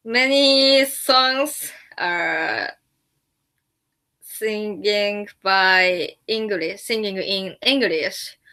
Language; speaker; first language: English; non-native, learner; Japanese